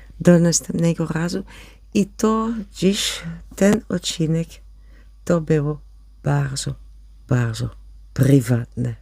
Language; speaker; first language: Polish; non-native, learner; Dutch